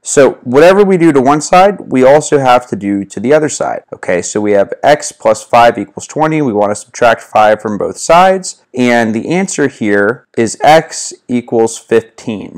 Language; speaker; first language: English; native; English